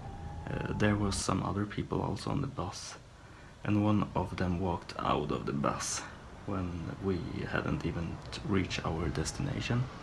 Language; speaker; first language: English; non-native, fluent; Swedish